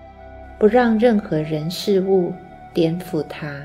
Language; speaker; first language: Chinese; native; Chinese